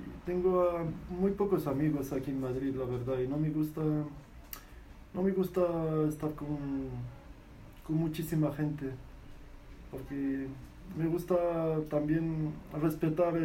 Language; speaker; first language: Spanish; non-native, fluent; Arabic